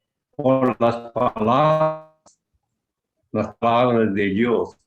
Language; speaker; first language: Spanish; non-native, fluent; English